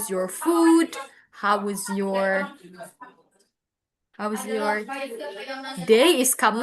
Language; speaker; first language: English; non-native, fluent; Indonesian